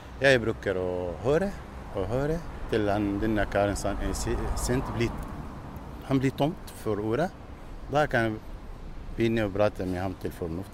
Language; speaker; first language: Norwegian; non-native, learner; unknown